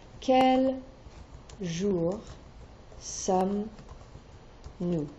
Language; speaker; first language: French; non-native, fluent; English